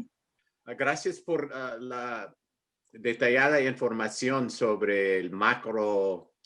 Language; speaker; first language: Spanish; non-native, fluent; English